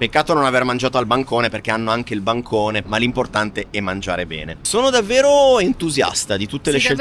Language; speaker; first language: Italian; native; Italian